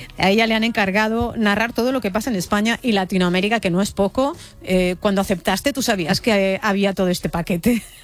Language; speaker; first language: Spanish; native; Spanish